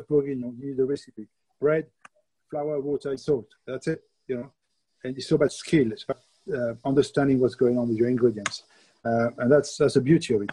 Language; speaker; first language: English; non-native, fluent; French